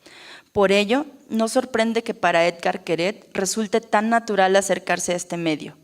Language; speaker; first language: Spanish; native; Spanish